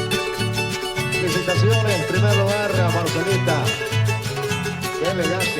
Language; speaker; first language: Spanish; native; Spanish